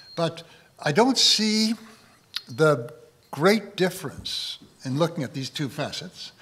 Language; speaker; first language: English; native; English